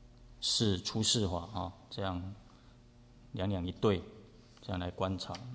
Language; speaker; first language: Chinese; native; Chinese